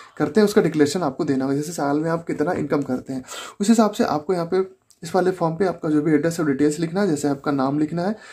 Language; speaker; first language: Hindi; native; Hindi